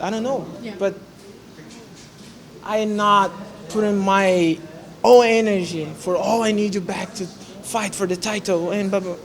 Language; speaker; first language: English; non-native, learner; Portuguese